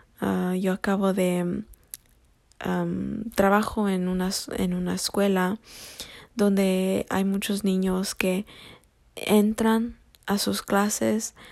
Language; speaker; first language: Spanish; early bilingual, heritage; Spanish